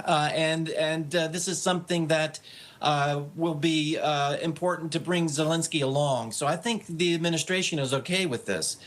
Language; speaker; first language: English; native; English